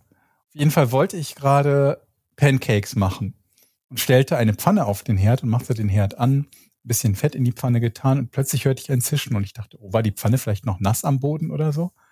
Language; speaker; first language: German; native; German